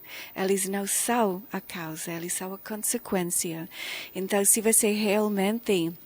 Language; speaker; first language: Portuguese; non-native, fluent; English